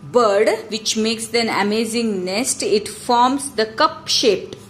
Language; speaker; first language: English; non-native, local second language; Kannada